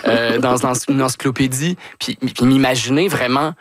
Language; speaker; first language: French; native; French